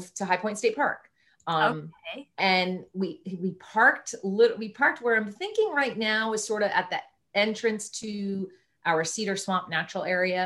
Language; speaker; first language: English; native; English